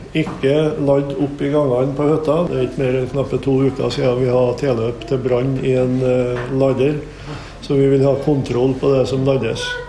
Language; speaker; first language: Norwegian; native; Norwegian